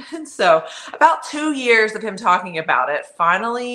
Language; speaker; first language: English; native; English